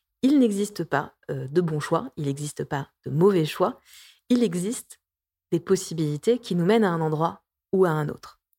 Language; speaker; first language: French; native; French